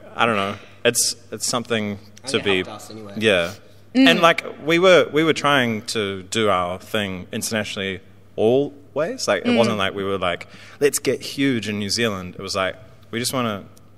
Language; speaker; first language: English; native; English